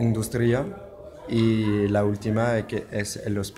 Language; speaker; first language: Spanish; non-native, learner; French